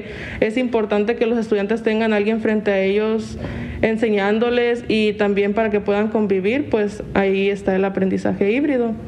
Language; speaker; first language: Spanish; native; Spanish